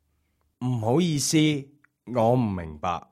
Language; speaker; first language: Cantonese; non-native, learner; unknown